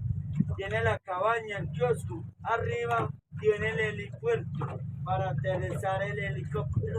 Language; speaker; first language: Spanish; native; Spanish